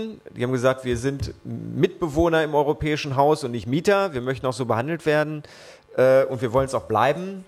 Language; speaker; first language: German; native; German